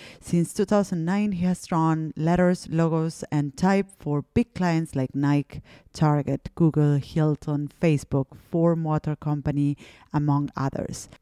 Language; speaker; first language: English; non-native, fluent; Spanish